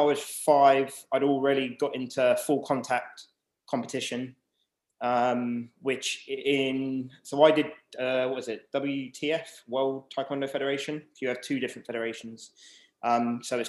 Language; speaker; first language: English; native; English